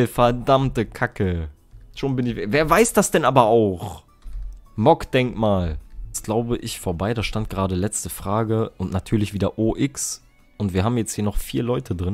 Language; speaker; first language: German; native; German